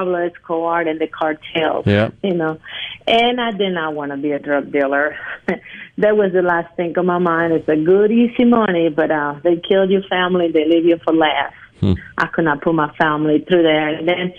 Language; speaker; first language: English; non-native, fluent; Spanish